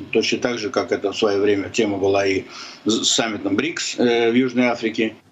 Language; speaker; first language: Russian; non-native, local second language; Azerbaijani